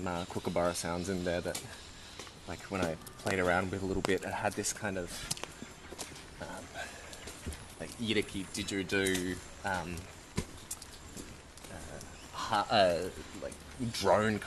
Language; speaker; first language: English; native; English